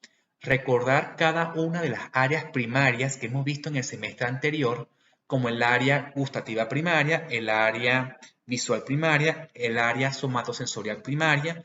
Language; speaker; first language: Spanish; native; Spanish